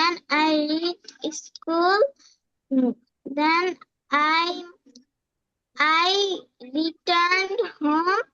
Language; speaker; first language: English; non-native, learner; Bangla